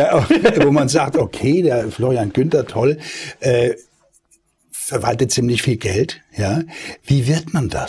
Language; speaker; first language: German; native; German